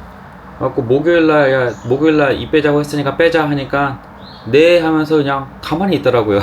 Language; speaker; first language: Korean; native; Korean